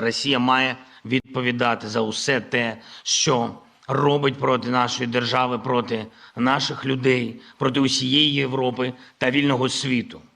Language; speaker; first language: Ukrainian; non-native, local second language; Russian